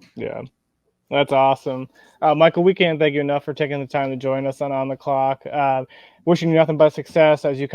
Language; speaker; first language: English; native; English